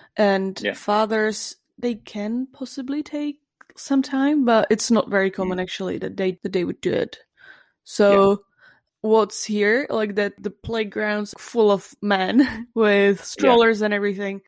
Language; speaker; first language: English; non-native, fluent; Czech